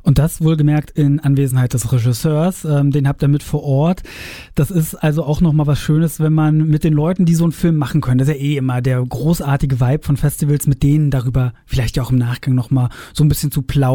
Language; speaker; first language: German; native; German